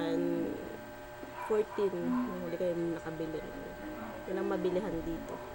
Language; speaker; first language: Filipino; native; Filipino